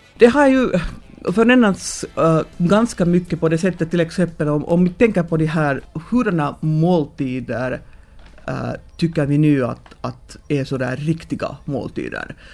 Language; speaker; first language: Swedish; non-native, local second language; Finnish